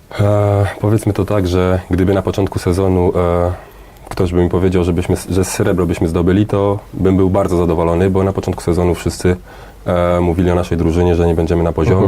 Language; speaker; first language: Polish; early bilingual, heritage; Polish